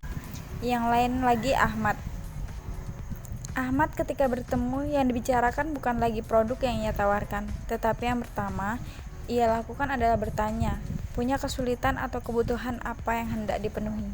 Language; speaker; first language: Indonesian; native; Indonesian